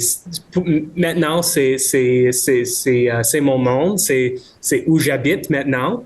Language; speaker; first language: French; non-native, local second language; English